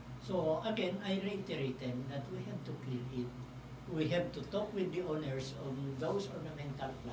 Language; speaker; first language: English; non-native, local second language; Filipino